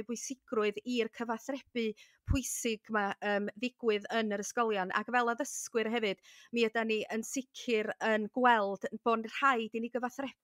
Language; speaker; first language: Welsh; native; Welsh